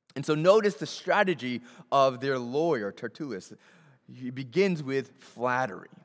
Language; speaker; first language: English; native; English